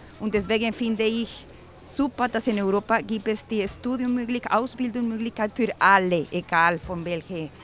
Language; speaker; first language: German; non-native, learner; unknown